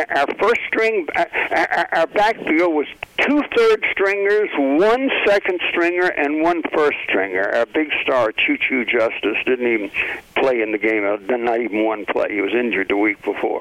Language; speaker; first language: English; native; English